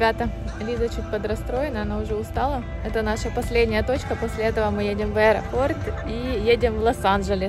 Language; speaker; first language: Russian; native; Russian